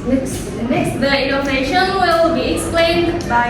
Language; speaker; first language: English; non-native, learner; Indonesian